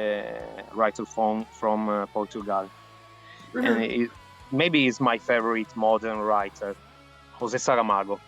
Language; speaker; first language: English; non-native, fluent; Italian